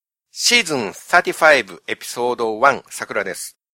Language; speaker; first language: Japanese; native; Japanese